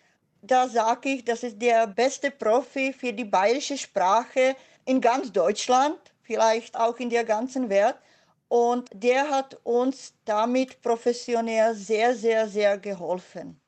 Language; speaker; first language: German; non-native, fluent; Czech